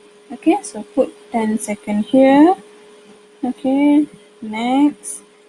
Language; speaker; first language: English; non-native, local second language; Malay